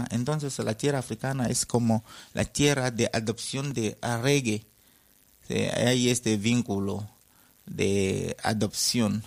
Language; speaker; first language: Spanish; non-native, fluent; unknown